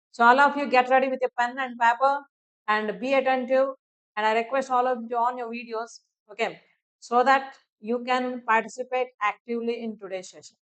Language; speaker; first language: English; non-native, local second language; Telugu